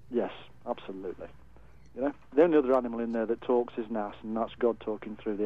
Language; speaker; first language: English; native; English